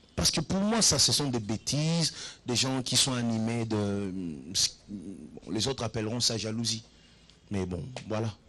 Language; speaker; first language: French; non-native, local second language; Lingala